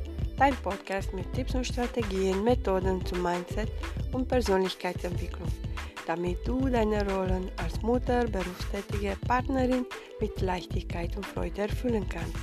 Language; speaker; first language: German; non-native, fluent; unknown